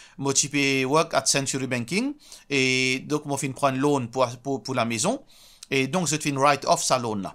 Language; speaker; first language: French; non-native, local second language; Morisyen